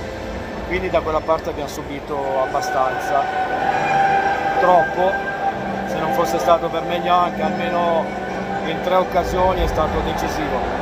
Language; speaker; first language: Italian; native; Italian